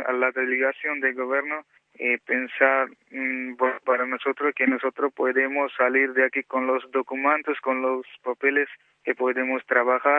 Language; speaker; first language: Spanish; non-native, learner; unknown